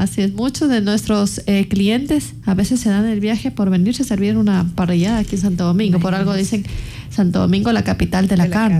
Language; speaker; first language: Spanish; native; Spanish